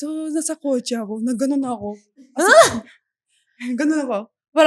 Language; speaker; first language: Filipino; non-native, learner; Japanese